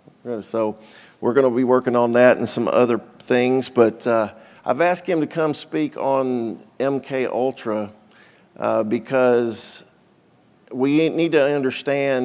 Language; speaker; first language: English; native; English